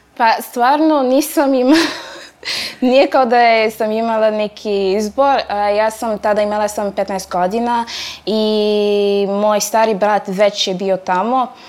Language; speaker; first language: Serbian; non-native, fluent; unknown